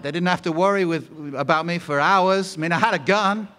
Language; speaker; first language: English; native; English